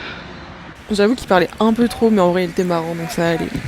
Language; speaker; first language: French; native; French